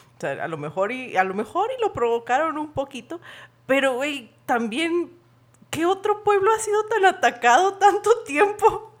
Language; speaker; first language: Spanish; native; Spanish